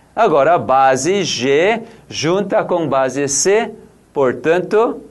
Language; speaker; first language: Portuguese; non-native, fluent; Korean